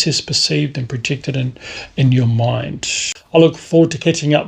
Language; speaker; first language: English; native; English